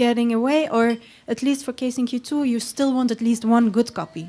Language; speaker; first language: English; non-native, fluent; Dutch